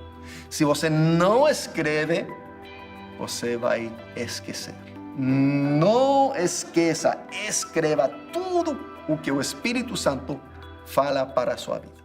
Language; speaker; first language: Portuguese; non-native, fluent; English